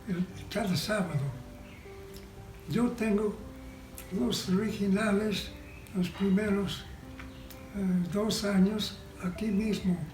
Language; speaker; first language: Spanish; non-native, fluent; English